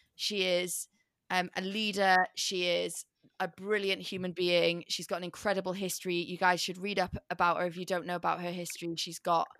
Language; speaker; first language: English; native; English